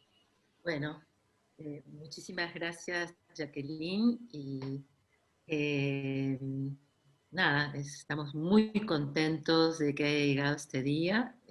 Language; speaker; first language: Spanish; native; Spanish